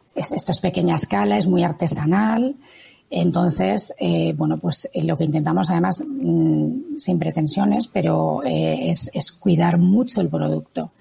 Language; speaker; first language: Spanish; native; Spanish